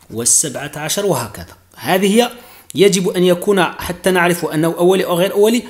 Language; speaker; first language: Arabic; native; Arabic